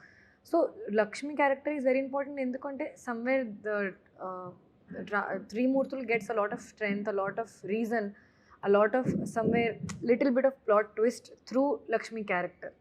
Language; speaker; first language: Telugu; non-native, fluent; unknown